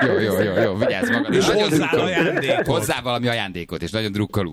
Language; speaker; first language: Hungarian; native; Hungarian